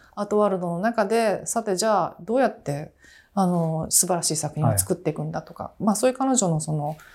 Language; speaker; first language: Japanese; native; Japanese